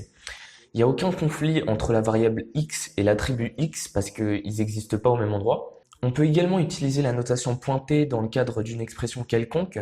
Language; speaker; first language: French; native; French